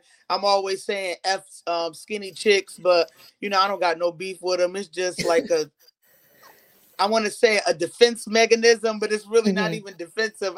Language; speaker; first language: English; native; English